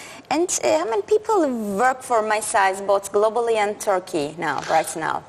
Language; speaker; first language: English; non-native, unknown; Turkish